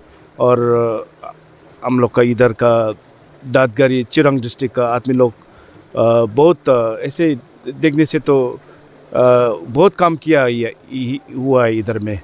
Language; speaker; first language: Hindi; non-native, fluent; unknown